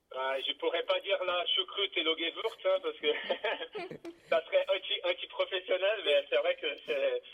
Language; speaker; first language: French; non-native, fluent; Portuguese